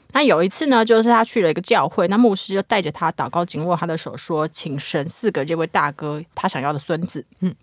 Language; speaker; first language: Chinese; native; Chinese